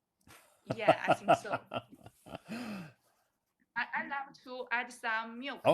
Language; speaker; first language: English; non-native, learner; Chinese